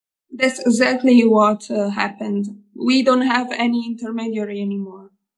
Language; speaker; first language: English; non-native, fluent; Italian